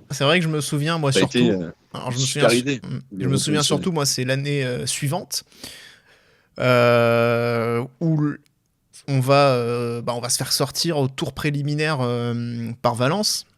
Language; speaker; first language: French; native; French